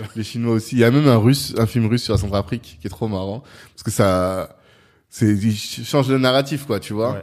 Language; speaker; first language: French; non-native, local second language; Sango